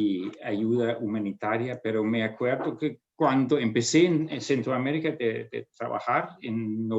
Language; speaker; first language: Spanish; non-native, fluent; Danish